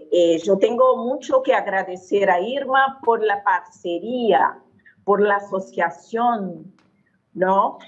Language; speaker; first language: Spanish; non-native, fluent; Portuguese